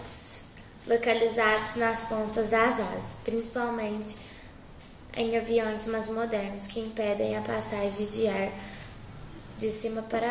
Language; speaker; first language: Portuguese; native; Portuguese